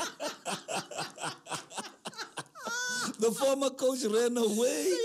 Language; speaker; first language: English; non-native, local second language; Afrikaans